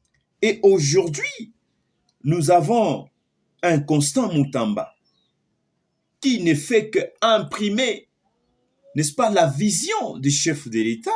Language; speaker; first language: French; non-native, local second language; Lingala